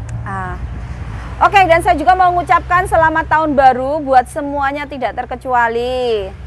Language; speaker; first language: Indonesian; non-native, local second language; Javanese